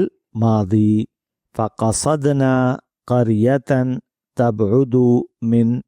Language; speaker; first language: Arabic; non-native, fluent; Urdu